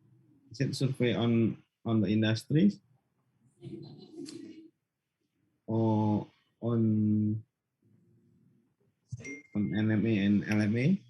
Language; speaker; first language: English; non-native, learner; Malay